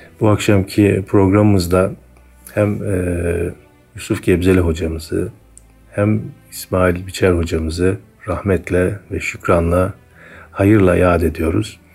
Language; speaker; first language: Turkish; native; Turkish